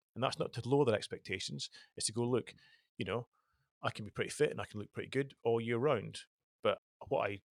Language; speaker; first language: English; native; English